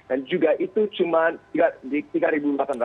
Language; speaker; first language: Indonesian; early bilingual, heritage; Indonesian